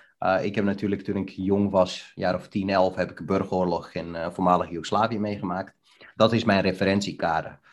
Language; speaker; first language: Dutch; early bilingual, other home language; Bosnian